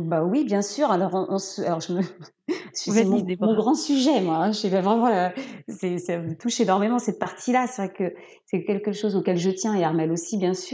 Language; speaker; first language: French; native; French